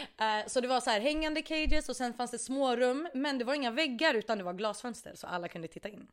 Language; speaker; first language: Swedish; early bilingual, other home language; Arabic